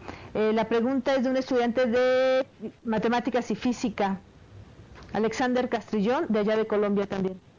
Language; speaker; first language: Spanish; native; Spanish